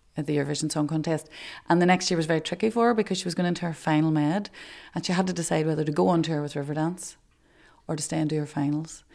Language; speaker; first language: English; native; English